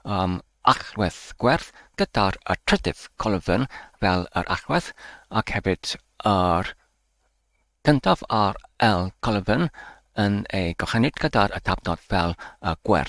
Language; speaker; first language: Welsh; non-native, learner; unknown